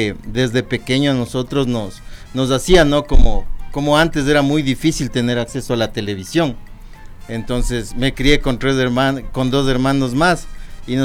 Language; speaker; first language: Spanish; native; Spanish